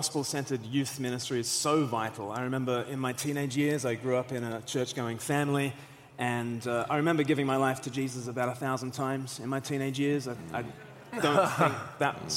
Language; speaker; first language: English; native; English